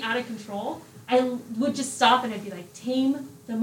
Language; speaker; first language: English; early bilingual, other home language; Spanish